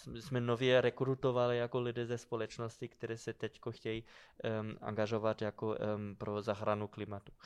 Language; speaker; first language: Czech; non-native, fluent; German